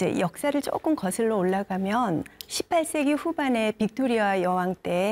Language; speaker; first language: Korean; native; Korean